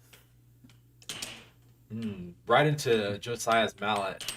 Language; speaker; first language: English; native; English